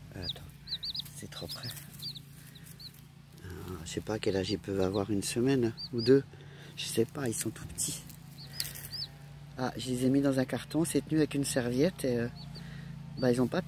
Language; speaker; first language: French; native; French